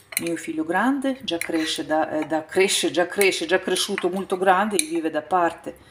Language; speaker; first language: Italian; non-native, learner; Ukrainian